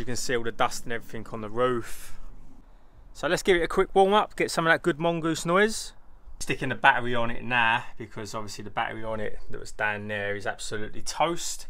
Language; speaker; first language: English; native; English